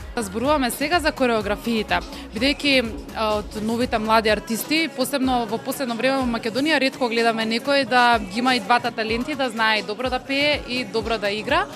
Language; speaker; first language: Macedonian; native; Macedonian